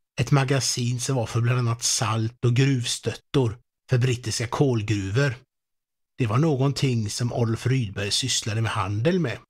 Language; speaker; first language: Swedish; native; Swedish